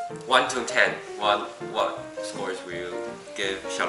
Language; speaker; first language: English; non-native, fluent; Chinese